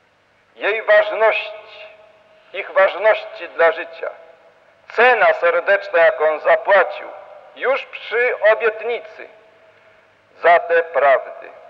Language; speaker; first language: Polish; native; Polish